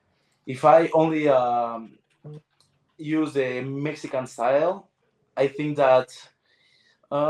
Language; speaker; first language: English; non-native, learner; Spanish